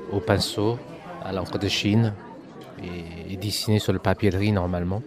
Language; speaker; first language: French; non-native, fluent; Chinese